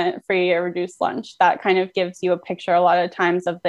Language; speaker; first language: English; native; English